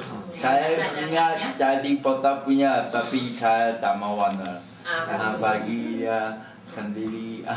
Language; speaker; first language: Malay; non-native, local second language; Chinese